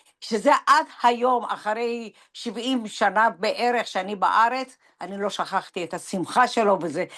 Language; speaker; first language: Hebrew; non-native, fluent; Persian